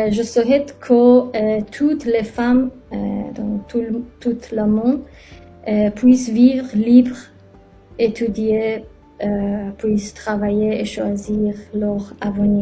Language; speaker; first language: French; non-native, learner; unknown